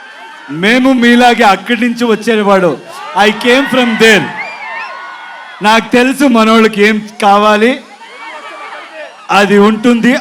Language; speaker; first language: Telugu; non-native, learner; Kannada